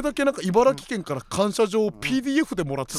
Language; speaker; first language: Japanese; native; Japanese